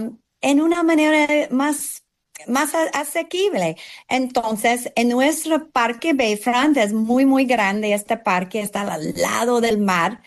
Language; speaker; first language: Spanish; non-native, fluent; English